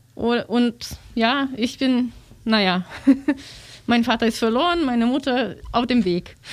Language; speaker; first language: German; non-native, fluent; Russian